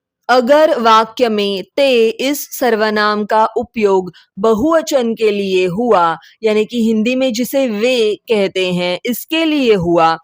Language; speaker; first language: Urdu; non-native, local second language; Marathi